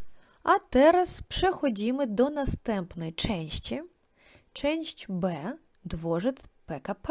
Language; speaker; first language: Polish; non-native, learner; Russian